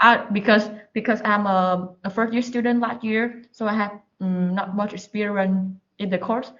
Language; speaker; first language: English; non-native, learner; Vietnamese